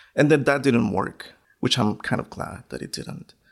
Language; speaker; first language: English; non-native, fluent; Spanish